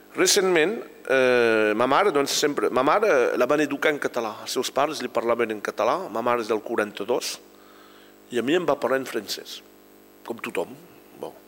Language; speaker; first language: Catalan; non-native, local second language; French